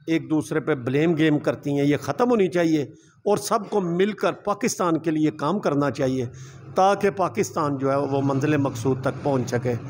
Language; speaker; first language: Urdu; non-native, local second language; Punjabi